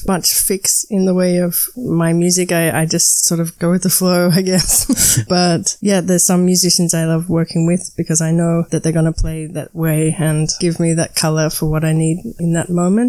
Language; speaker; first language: English; native; English